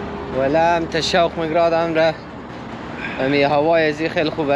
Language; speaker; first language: Persian; native; Persian